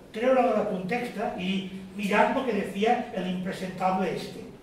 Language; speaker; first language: Spanish; native; Spanish